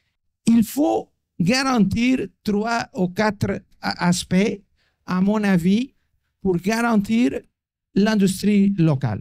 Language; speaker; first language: French; non-native, fluent; Portuguese